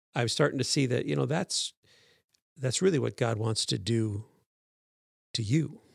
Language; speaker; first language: English; native; English